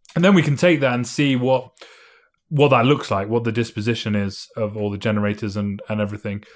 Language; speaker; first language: English; native; English